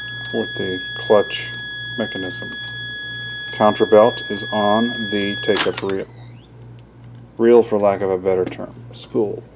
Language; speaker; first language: English; native; English